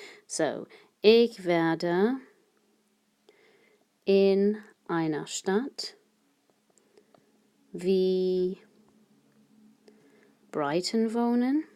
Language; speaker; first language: German; non-native, fluent; English